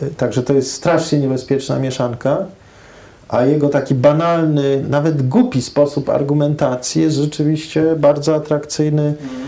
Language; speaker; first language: Polish; early bilingual, heritage; Polish